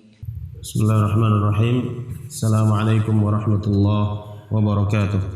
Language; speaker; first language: Arabic; non-native, fluent; Indonesian